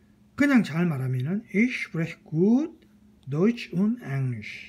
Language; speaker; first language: German; non-native, fluent; Korean